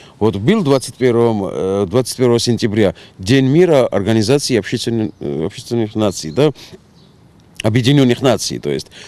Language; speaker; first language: Russian; non-native, local second language; Georgian